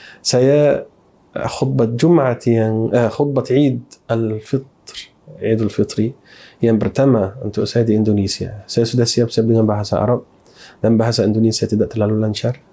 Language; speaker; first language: Malay; non-native, fluent; Arabic